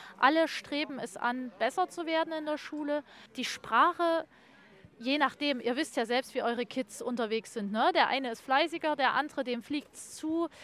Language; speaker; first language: German; native; German